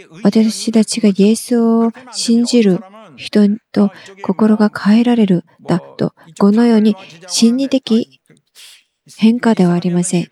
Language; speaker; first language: Japanese; non-native, fluent; Korean